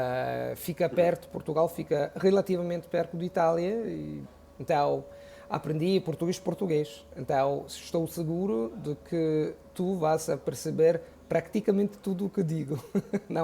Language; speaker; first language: Portuguese; non-native, fluent; Italian